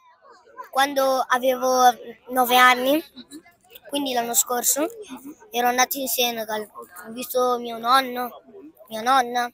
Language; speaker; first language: Italian; early bilingual, other home language; Fula